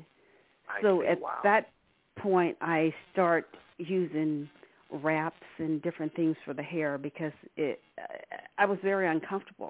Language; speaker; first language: English; native; English